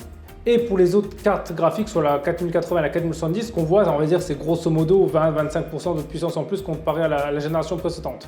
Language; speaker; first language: French; native; French